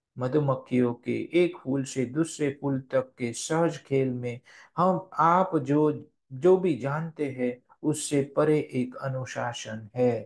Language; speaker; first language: Hindi; non-native, local second language; Gujarati